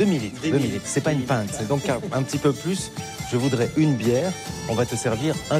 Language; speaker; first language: French; native; French